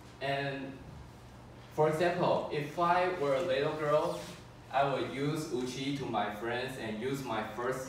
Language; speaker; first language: English; non-native, fluent; Chinese